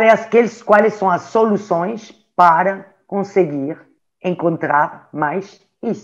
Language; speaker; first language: Portuguese; non-native, learner; French